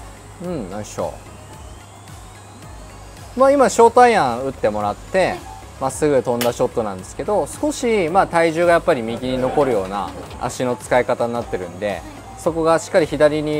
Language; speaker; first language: Japanese; native; Japanese